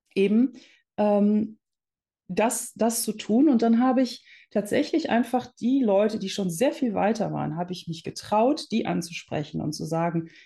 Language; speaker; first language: German; early bilingual, other home language; Dutch